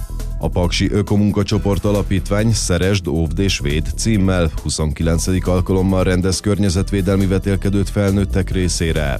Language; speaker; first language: Hungarian; native; Hungarian